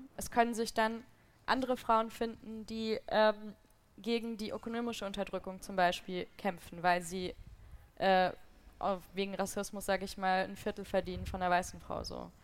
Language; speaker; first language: German; native; German